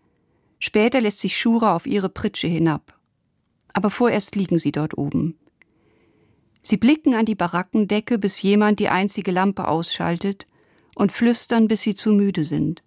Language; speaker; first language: German; native; German